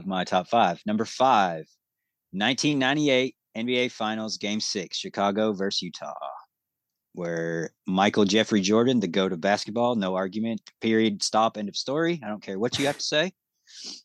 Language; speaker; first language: English; native; English